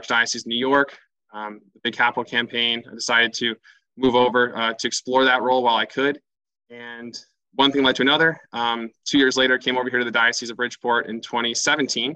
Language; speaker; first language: English; native; English